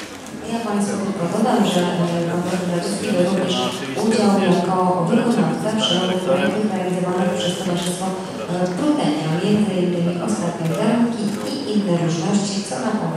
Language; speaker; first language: Polish; native; Polish